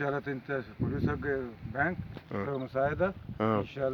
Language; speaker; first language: Arabic; non-native, learner; Baluchi